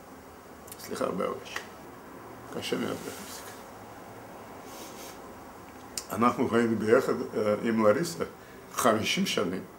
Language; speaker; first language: Hebrew; non-native, learner; Russian